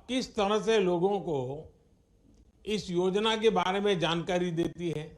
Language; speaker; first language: Hindi; non-native, local second language; Gujarati